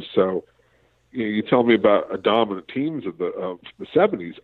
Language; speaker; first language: English; native; English